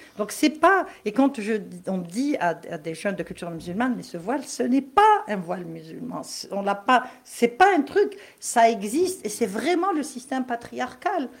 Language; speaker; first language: French; non-native, local second language; Kabyle